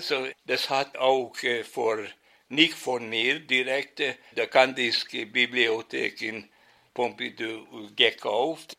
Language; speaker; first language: German; non-native, fluent; Hungarian